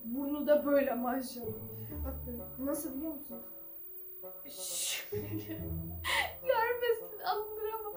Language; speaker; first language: Turkish; native; Turkish